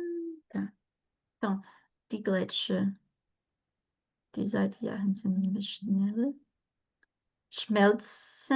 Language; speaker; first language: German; non-native, learner; Portuguese